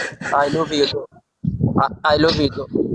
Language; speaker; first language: English; non-native, learner; Oromo